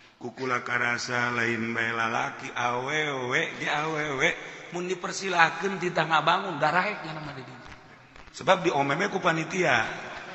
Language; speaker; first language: Sundanese; native; Sundanese